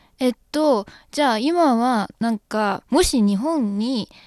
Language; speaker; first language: Japanese; non-native, fluent; Chinese